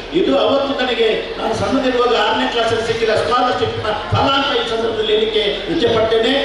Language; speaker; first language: Kannada; non-native, local second language; Tulu